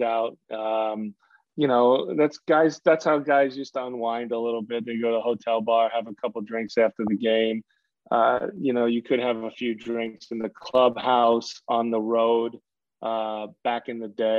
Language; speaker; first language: English; native; English